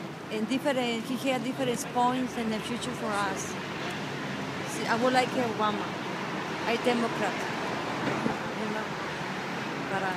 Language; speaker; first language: English; non-native, learner; Spanish